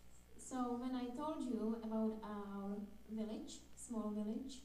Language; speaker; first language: English; non-native, fluent; Czech